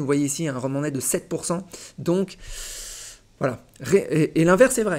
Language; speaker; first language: French; native; French